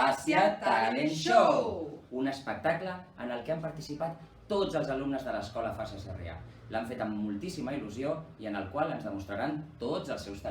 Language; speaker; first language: Catalan; native; Catalan